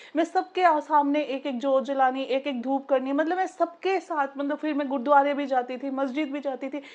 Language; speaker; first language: Hindi; native; Hindi